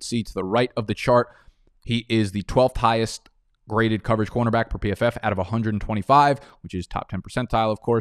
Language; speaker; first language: English; native; English